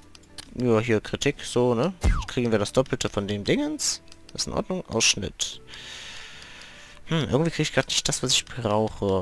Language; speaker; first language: German; native; German